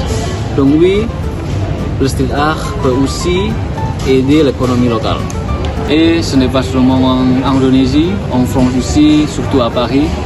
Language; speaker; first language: French; non-native, learner; Indonesian